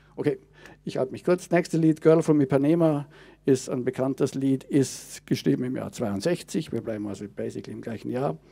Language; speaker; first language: German; native; German